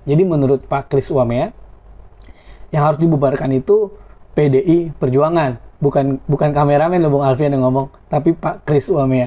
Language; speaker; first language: Indonesian; native; Indonesian